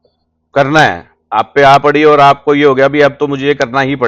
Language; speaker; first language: Hindi; native; Hindi